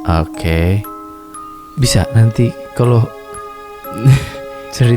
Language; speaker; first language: Indonesian; native; Indonesian